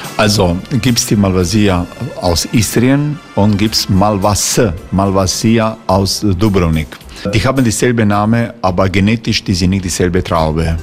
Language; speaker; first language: German; non-native, fluent; Croatian